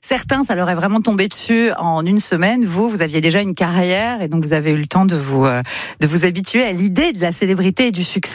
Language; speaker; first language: French; native; French